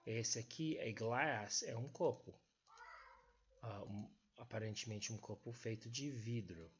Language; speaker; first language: Portuguese; non-native, fluent; English